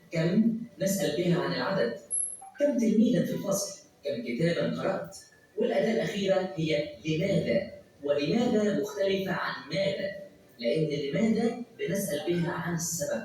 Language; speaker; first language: Arabic; native; Arabic